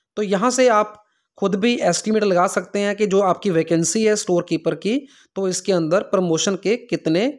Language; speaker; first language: Hindi; non-native, local second language; Punjabi